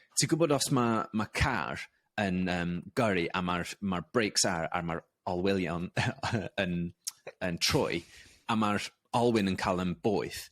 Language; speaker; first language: Welsh; non-native, local second language; English